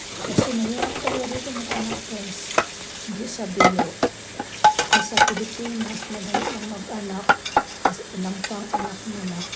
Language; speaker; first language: Filipino; non-native, local second language; Waray